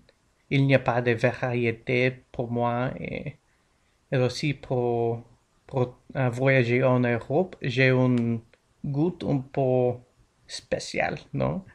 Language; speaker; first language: French; non-native, learner; English